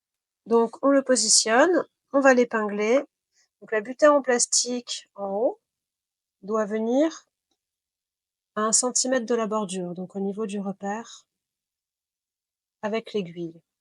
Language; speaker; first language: French; native; French